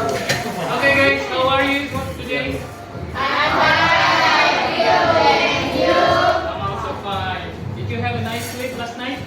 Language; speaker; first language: English; non-native, fluent; Indonesian